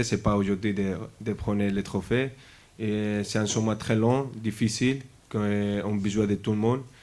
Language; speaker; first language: French; non-native, fluent; Spanish